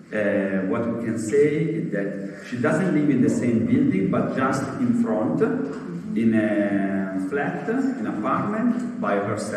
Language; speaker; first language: English; non-native, fluent; Italian